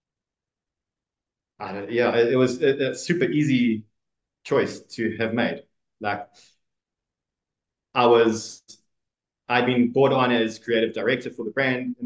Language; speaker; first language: English; native; English